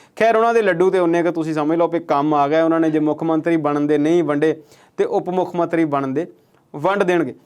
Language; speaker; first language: Punjabi; native; Punjabi